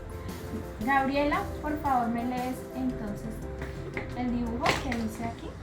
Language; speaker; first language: Spanish; native; Spanish